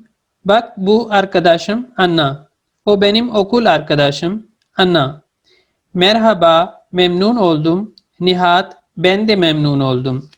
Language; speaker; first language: Turkish; non-native, fluent; Urdu